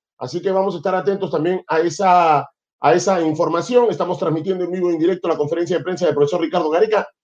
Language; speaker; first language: Spanish; native; Spanish